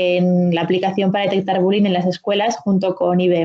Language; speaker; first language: Spanish; native; Spanish